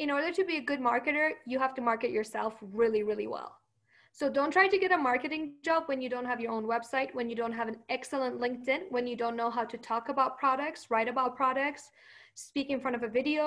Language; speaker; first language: English; early bilingual, other home language; Persian